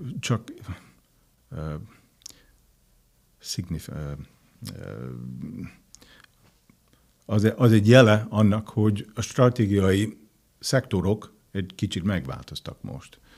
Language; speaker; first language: Hungarian; non-native, fluent; English